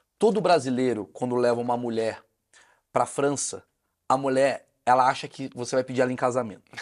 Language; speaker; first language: Portuguese; native; Portuguese